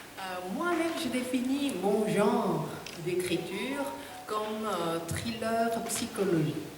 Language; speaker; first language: French; non-native, fluent; Korean